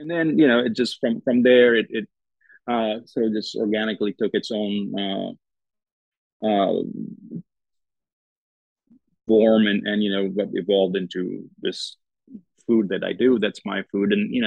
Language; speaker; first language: English; non-native, local second language; Gujarati